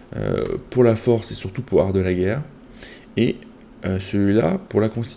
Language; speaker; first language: French; native; French